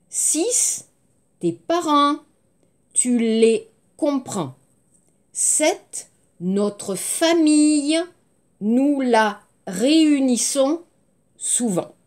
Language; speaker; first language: French; native; French